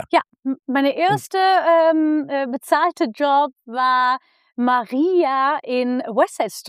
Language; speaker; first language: German; non-native, fluent; Dutch